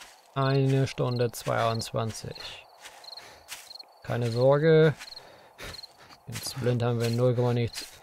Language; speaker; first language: German; native; German